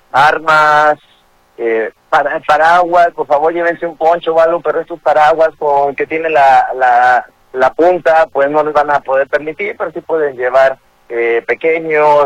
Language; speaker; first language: Spanish; native; Spanish